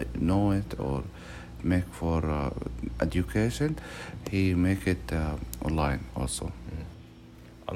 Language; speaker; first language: English; non-native, learner; Arabic